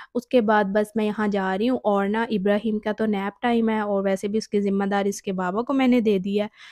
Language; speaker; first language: Urdu; native; Urdu